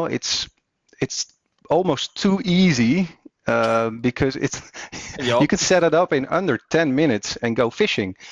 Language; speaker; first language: English; non-native, fluent; Dutch